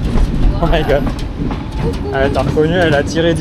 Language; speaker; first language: French; native; French